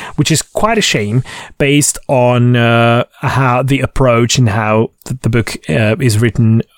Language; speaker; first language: English; non-native, fluent; Hungarian